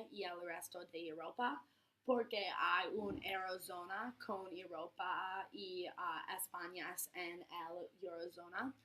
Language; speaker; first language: Spanish; non-native, learner; English